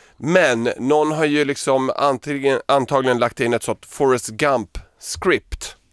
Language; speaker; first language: Swedish; early bilingual, other home language; Serbian